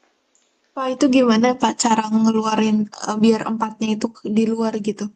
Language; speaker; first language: Indonesian; native; Indonesian